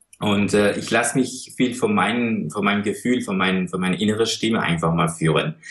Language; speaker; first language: German; non-native, fluent; Persian